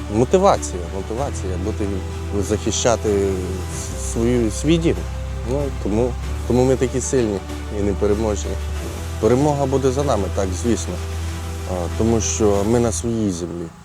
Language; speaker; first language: Ukrainian; native; Ukrainian